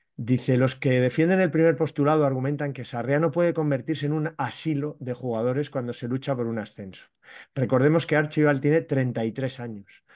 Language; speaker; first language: Spanish; native; Spanish